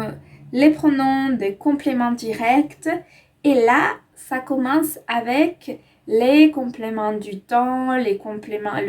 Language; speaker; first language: French; non-native, fluent; Spanish